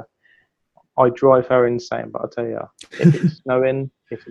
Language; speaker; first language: English; native; English